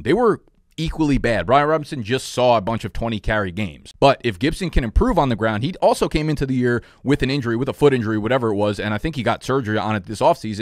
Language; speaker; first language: English; native; English